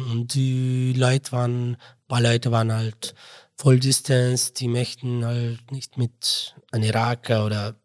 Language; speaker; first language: German; non-native, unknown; Arabic